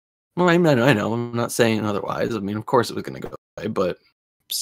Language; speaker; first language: English; native; English